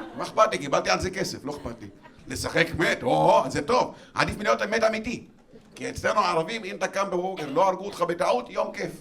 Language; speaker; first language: Hebrew; non-native, local second language; Arabic